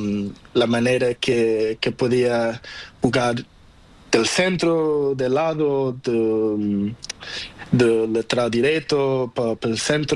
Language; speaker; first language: Spanish; non-native, learner; Portuguese